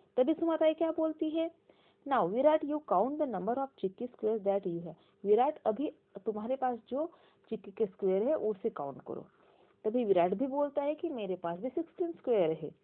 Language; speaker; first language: Hindi; non-native, local second language; Marathi